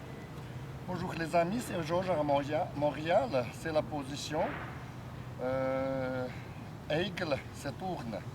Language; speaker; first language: French; non-native, learner; Chinese